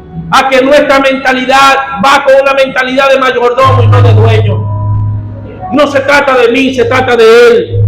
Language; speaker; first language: Spanish; native; Spanish